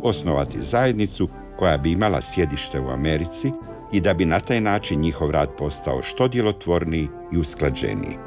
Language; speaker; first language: Croatian; native; Croatian